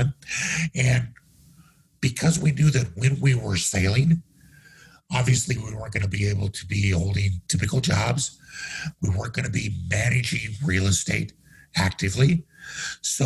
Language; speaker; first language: English; native; English